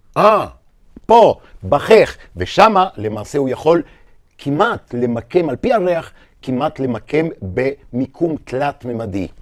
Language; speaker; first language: Hebrew; native; Hebrew